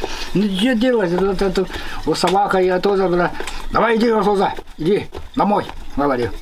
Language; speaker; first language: Russian; non-native, local second language; Yakut